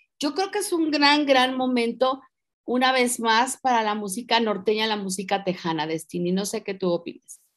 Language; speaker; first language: Spanish; native; Spanish